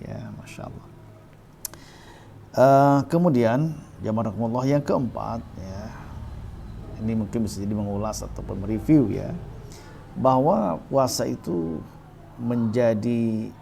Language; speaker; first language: Indonesian; native; Indonesian